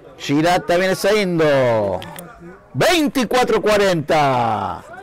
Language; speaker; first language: Spanish; native; Spanish